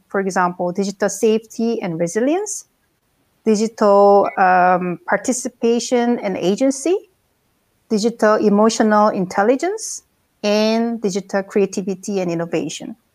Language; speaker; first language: English; non-native, fluent; Korean